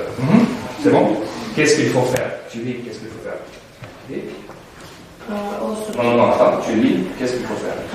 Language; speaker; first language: French; non-native, fluent; Russian